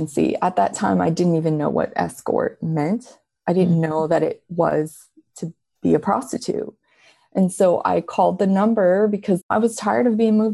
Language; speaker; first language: English; native; English